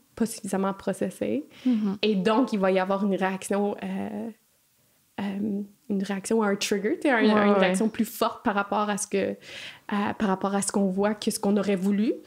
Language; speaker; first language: French; non-native, fluent; English